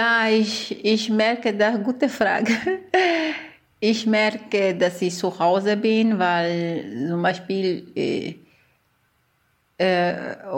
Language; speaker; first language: German; non-native, fluent; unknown